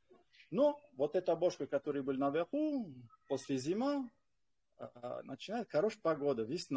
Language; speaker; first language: Russian; non-native, fluent; French